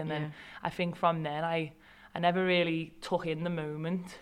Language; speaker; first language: English; native; English